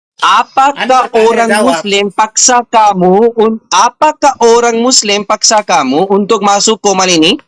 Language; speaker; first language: Indonesian; non-native, fluent; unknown